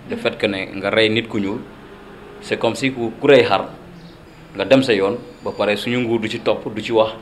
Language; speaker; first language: Wolof; non-native, local second language; Fula